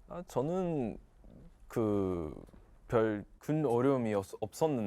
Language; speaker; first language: Korean; non-native, fluent; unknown